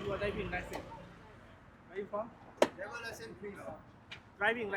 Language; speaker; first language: English; non-native, learner; Thai